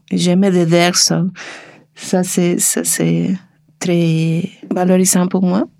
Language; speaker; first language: French; non-native, learner; Spanish